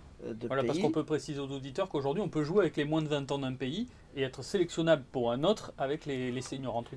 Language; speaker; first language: French; native; French